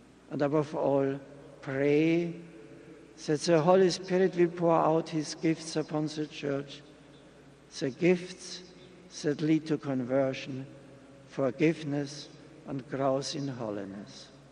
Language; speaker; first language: English; non-native, fluent; German